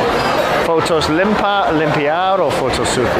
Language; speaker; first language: Spanish; non-native, learner; English